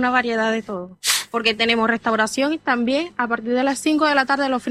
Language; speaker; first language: Spanish; native; Spanish